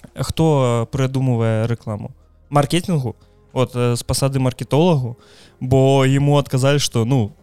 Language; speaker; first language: Belarusian; non-native, local second language; Russian